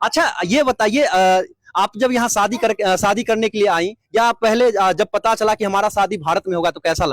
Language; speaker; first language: Hindi; native; Hindi